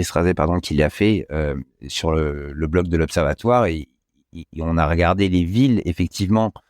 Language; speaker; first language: French; native; French